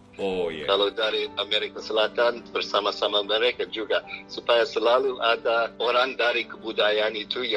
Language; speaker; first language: Indonesian; non-native, fluent; English